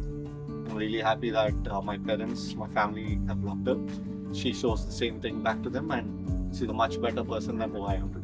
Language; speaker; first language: English; non-native, local second language; Telugu